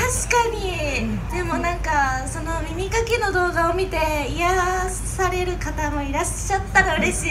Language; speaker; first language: Japanese; native; Japanese